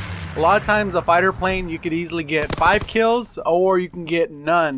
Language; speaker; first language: English; native; English